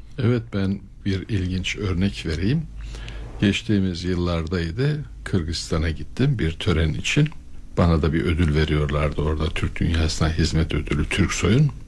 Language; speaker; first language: Turkish; native; Turkish